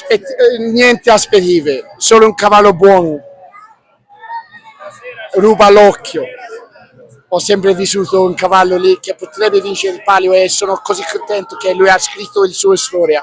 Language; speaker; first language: Italian; non-native, fluent; English